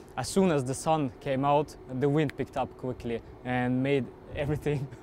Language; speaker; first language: English; non-native, fluent; Estonian